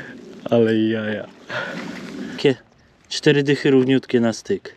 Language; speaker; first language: Polish; native; Polish